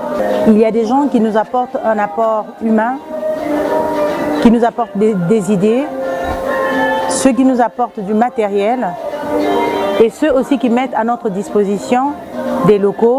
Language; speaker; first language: French; non-native, local second language; Lingala